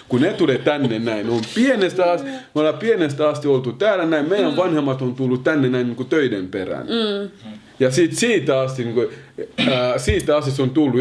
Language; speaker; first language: Finnish; early bilingual, other home language; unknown